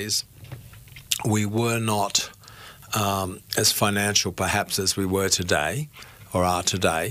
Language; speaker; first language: English; native; English